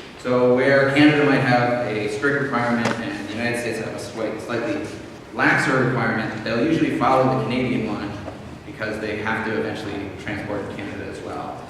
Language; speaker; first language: English; native; English